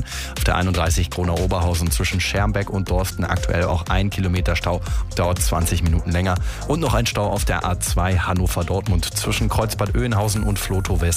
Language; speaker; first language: German; native; German